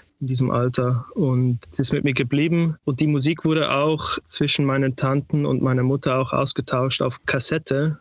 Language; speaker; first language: German; early bilingual, heritage; German